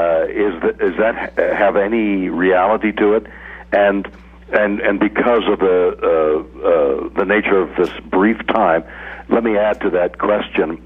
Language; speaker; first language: English; native; English